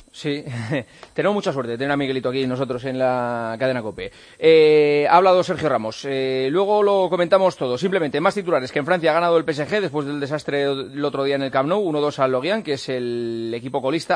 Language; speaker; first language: Spanish; native; Spanish